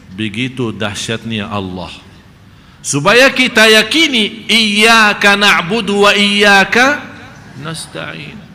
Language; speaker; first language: Malay; non-native, fluent; Arabic